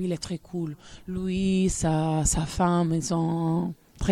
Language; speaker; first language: French; non-native, fluent; Italian